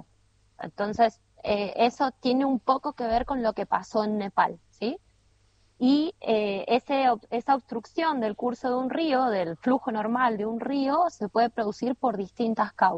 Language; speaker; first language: Spanish; native; Spanish